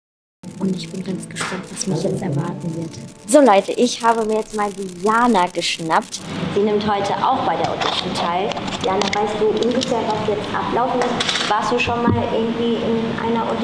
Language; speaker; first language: German; native; German